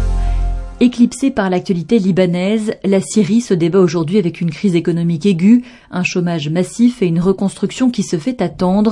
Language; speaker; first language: French; native; French